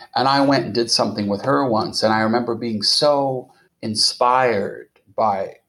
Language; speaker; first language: English; native; English